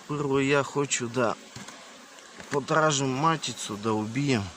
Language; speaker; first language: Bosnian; non-native, learner; Russian